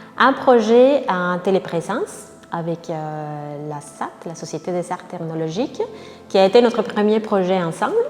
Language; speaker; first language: French; non-native, fluent; Spanish